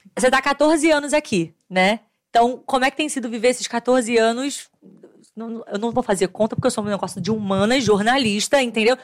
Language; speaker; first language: Portuguese; native; Portuguese